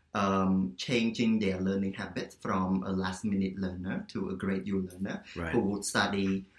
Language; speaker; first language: English; non-native, fluent; Khmer